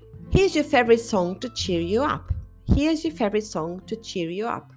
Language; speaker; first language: English; non-native, fluent; Spanish